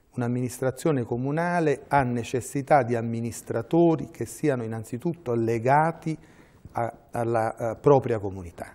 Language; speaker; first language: Italian; native; Italian